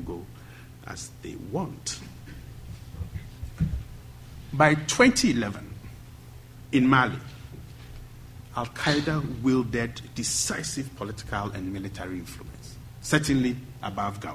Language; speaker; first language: English; non-native, local second language; Akan